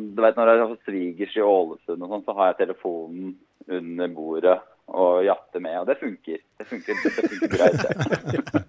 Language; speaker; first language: Norwegian; native; Norwegian